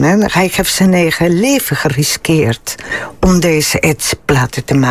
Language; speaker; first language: Dutch; non-native, fluent; Spanish